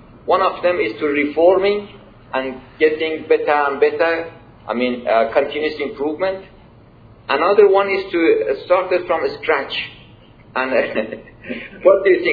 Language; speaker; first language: English; non-native, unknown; Persian